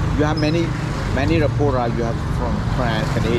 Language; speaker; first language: English; non-native, learner; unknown